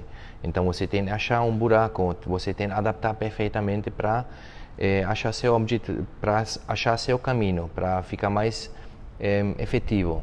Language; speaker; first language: Portuguese; non-native, fluent; German